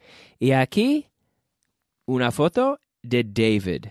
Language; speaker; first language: Spanish; non-native, fluent; English